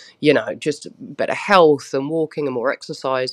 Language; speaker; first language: English; native; English